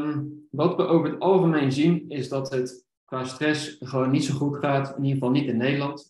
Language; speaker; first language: Dutch; native; Dutch